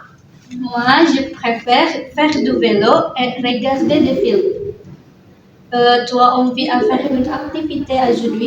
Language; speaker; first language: French; non-native, learner; Indonesian